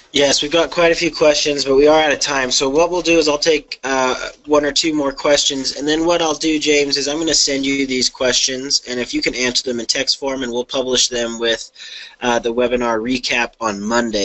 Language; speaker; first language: English; native; English